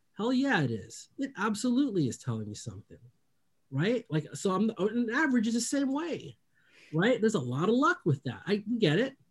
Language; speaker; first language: English; native; English